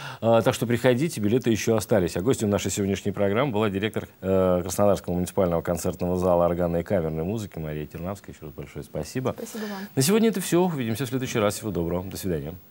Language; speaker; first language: Russian; native; Russian